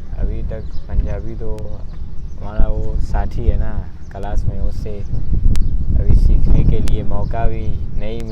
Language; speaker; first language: Hindi; non-native, learner; Burmese